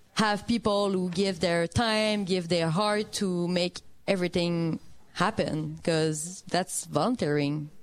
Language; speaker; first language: English; non-native, fluent; French